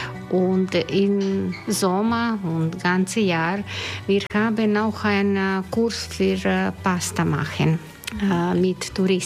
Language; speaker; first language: German; non-native, learner; Croatian